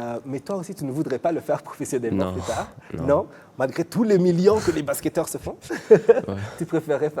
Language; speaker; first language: French; non-native, local second language; Kinyarwanda